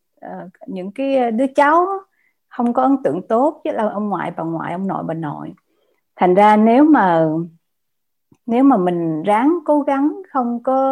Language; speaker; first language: Vietnamese; native; Vietnamese